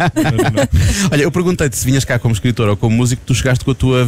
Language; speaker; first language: Portuguese; native; Portuguese